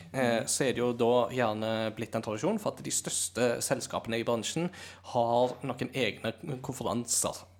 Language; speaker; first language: Norwegian; native; Norwegian